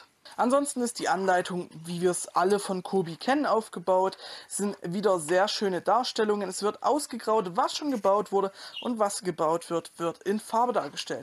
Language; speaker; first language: German; native; German